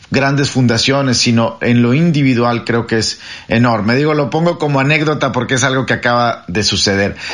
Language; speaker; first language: Spanish; native; Spanish